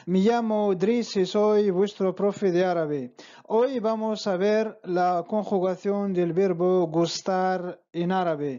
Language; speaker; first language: Spanish; non-native, fluent; Arabic